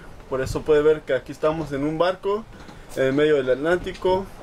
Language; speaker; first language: Spanish; non-native, fluent; French